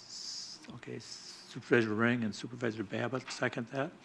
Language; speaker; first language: English; native; English